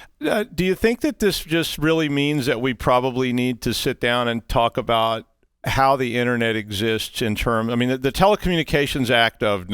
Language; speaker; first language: English; native; English